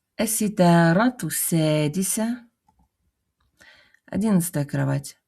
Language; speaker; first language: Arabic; non-native, fluent; Russian